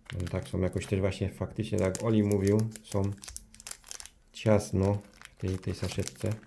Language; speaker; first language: Polish; early bilingual, heritage; Polish